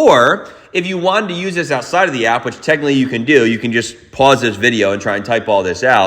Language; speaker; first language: English; native; English